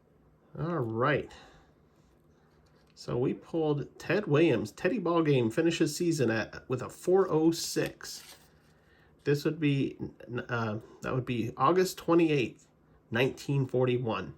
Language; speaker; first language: English; native; English